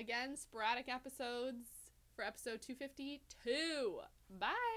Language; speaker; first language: English; native; English